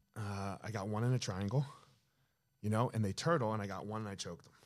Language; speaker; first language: English; native; English